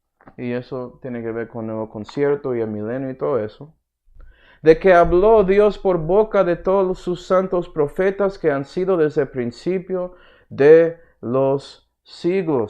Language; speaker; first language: Spanish; early bilingual, heritage; Spanish